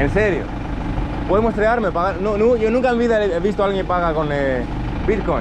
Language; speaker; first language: Spanish; non-native, fluent; Greek